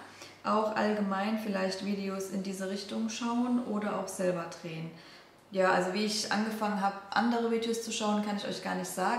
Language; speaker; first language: German; native; German